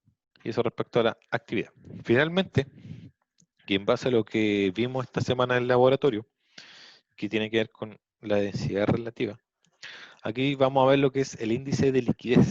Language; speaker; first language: Spanish; native; Spanish